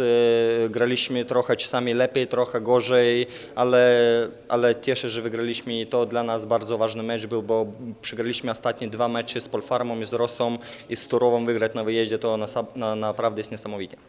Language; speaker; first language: Polish; non-native, fluent; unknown